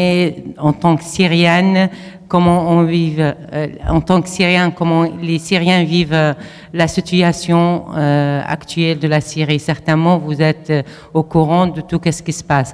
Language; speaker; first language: French; non-native, fluent; Arabic